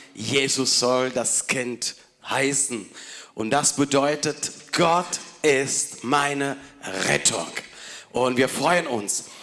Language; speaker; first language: German; non-native, learner; Italian